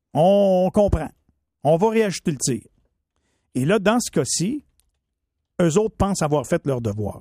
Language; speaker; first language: French; native; French